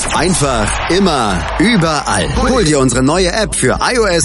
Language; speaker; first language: German; native; German